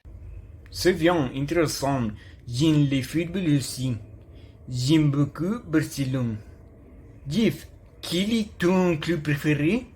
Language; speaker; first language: French; non-native, learner; Spanish